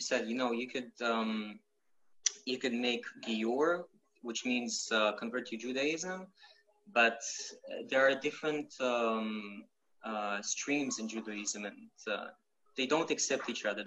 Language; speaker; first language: English; non-native, fluent; Ukrainian